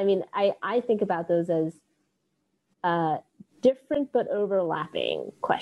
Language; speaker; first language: English; non-native, local second language; Cantonese